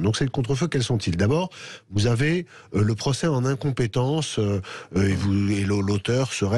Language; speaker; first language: French; native; French